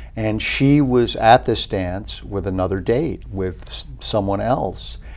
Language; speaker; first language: English; native; English